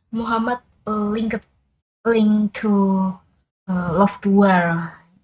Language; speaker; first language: English; non-native, learner; Indonesian